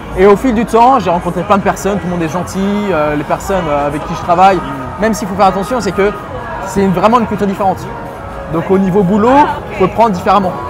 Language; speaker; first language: French; native; French